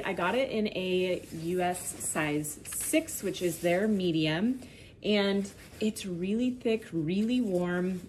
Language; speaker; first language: English; native; English